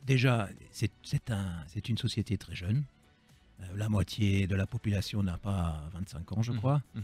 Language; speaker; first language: French; non-native, fluent; German